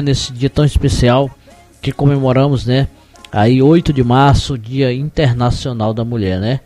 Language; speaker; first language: Portuguese; native; Portuguese